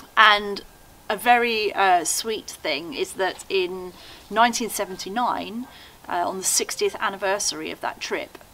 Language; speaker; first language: English; native; English